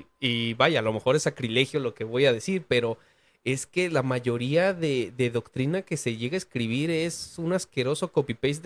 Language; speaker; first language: Spanish; native; Spanish